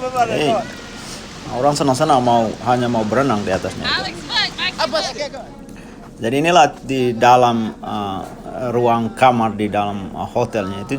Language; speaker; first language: Indonesian; non-native, local second language; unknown